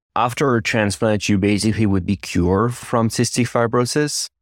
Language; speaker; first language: English; non-native, fluent; French